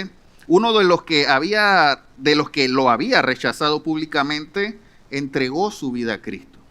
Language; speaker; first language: Spanish; native; Spanish